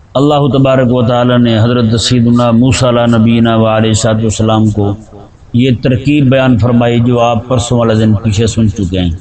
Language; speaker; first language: Urdu; native; Urdu